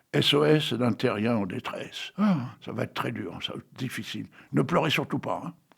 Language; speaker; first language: French; native; French